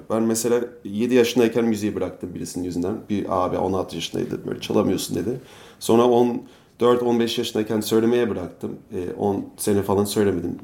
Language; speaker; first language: Turkish; non-native, fluent; English